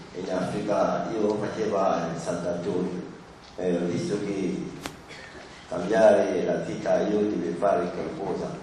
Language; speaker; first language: Italian; non-native, learner; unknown